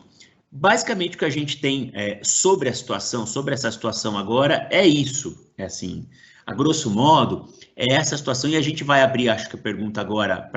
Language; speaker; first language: Portuguese; native; Portuguese